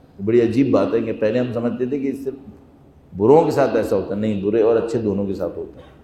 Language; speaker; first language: Urdu; non-native, fluent; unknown